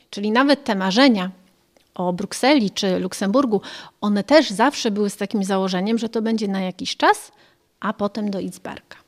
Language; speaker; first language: Polish; early bilingual, other home language; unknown